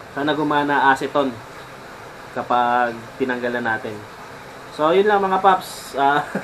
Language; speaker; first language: Filipino; native; Filipino